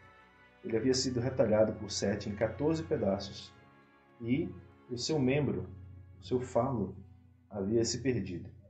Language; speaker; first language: Portuguese; native; Portuguese